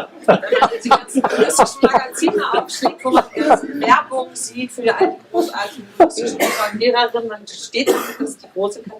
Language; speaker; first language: German; native; German